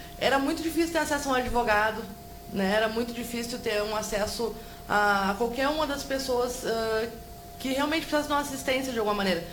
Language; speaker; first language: Portuguese; native; Portuguese